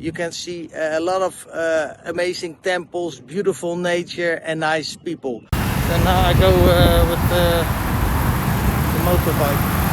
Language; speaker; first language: English; non-native, learner; Dutch